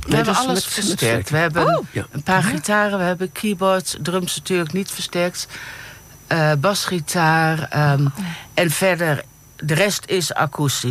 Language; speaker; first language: Dutch; native; Dutch